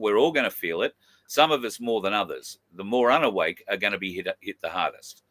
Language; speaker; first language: English; native; English